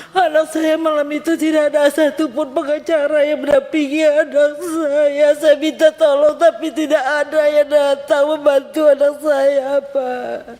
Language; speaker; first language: Indonesian; non-native, local second language; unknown